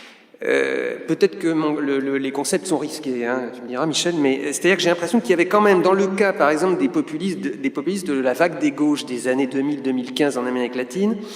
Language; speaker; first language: French; native; French